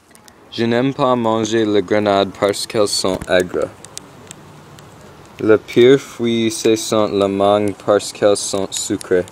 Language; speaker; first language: French; non-native, learner; English